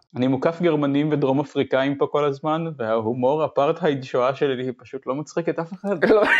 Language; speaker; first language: Hebrew; native; Hebrew